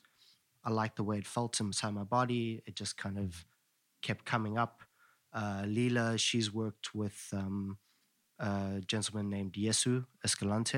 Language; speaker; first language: English; native; English